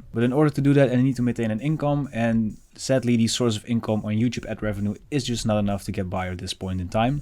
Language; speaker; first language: English; non-native, fluent; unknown